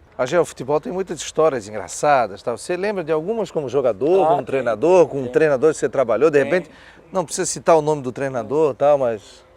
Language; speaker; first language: Portuguese; native; Portuguese